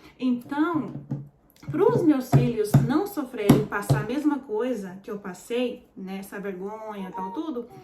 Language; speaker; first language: Portuguese; early bilingual, heritage; Portuguese